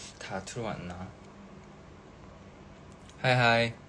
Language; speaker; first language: Korean; non-native, fluent; Thai